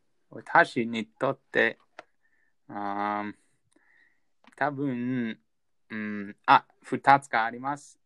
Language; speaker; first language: Japanese; non-native, learner; English